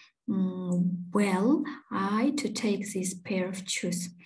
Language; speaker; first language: English; non-native, fluent; Kazakh